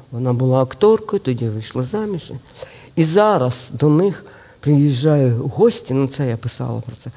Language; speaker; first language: Ukrainian; non-native, local second language; Russian